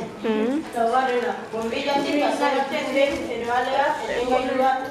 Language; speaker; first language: Basque; non-native, local second language; Spanish